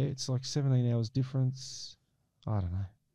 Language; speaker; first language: English; native; English